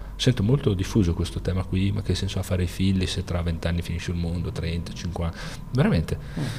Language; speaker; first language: Italian; native; Italian